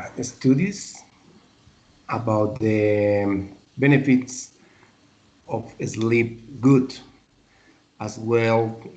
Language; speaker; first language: English; non-native, learner; Spanish